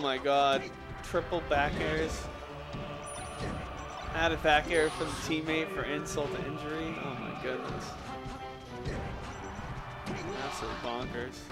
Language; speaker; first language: English; native; English